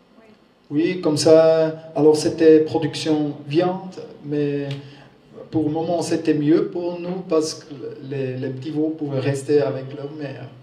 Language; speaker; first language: French; non-native, learner; German